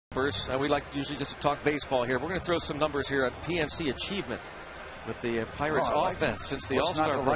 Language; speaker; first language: English; native; English